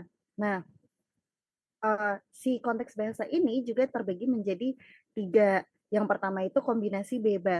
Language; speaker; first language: Indonesian; native; Indonesian